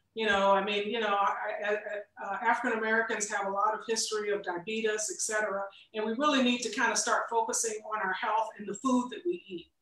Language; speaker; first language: English; native; English